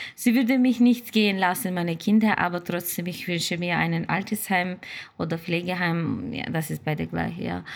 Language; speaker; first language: German; non-native, learner; Turkish